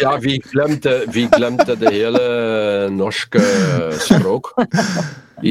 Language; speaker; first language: Norwegian; non-native, fluent; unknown